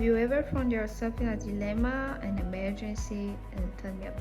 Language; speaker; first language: English; non-native, learner; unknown